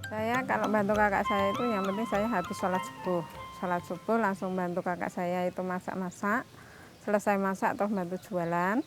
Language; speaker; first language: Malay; non-native, local second language; Javanese